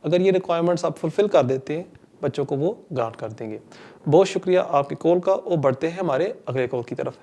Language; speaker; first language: Urdu; non-native, local second language; Punjabi